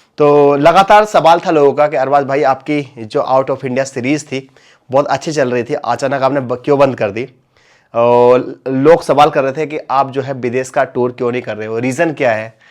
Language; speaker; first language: Hindi; native; Hindi